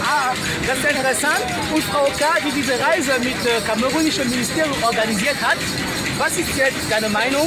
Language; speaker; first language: German; non-native, fluent; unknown